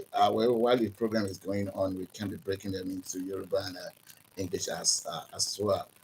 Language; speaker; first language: English; non-native, local second language; Yoruba